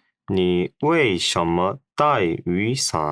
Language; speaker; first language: Chinese; non-native, learner; Korean